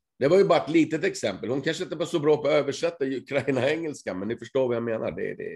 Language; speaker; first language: Swedish; native; Swedish